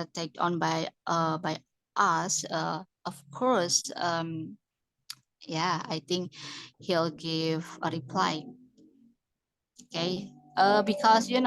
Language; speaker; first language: English; non-native, fluent; Indonesian